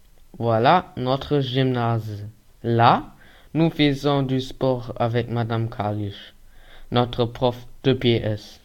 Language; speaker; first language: French; non-native, learner; German